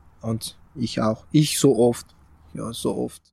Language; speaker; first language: German; non-native, fluent; Persian